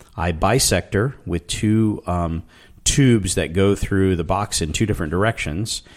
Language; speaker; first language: English; native; English